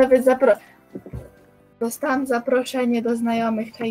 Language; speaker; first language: Polish; native; Polish